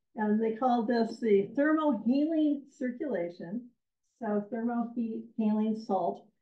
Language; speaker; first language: English; native; English